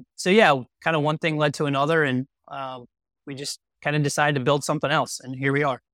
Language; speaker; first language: English; native; English